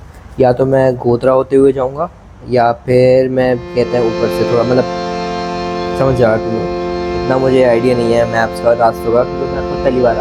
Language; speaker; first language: Hindi; native; Hindi